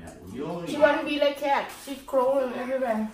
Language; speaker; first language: English; non-native, learner; Thai